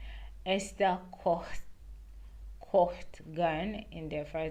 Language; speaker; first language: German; non-native, learner; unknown